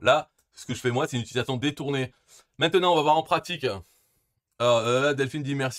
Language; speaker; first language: French; native; French